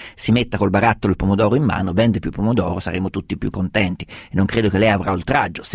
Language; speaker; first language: Italian; native; Italian